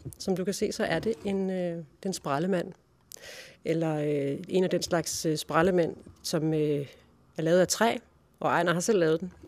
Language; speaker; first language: Danish; native; Danish